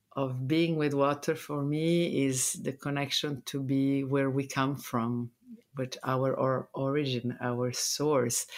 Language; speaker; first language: English; non-native, fluent; Italian